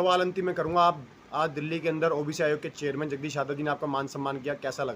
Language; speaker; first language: Hindi; native; Hindi